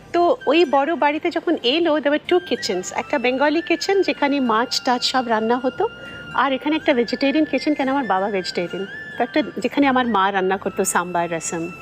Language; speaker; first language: Bangla; non-native, local second language; Tamil